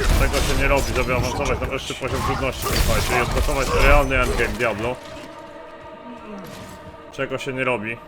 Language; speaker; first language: Polish; native; Polish